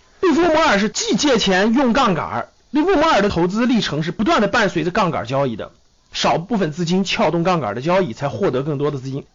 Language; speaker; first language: Chinese; native; Chinese